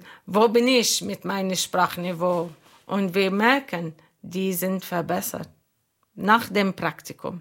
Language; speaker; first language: German; non-native, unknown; Arabic